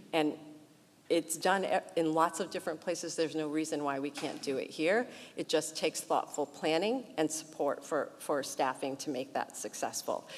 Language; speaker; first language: English; early bilingual, other home language; Portuguese